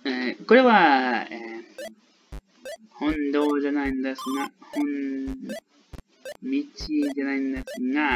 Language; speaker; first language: Japanese; non-native, learner; English